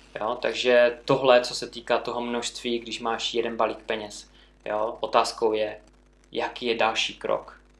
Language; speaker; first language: Czech; native; Czech